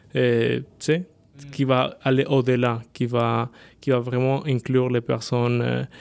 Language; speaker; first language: French; non-native, fluent; Spanish